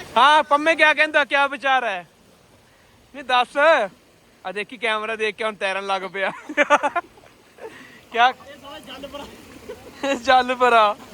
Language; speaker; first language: Punjabi; native; Punjabi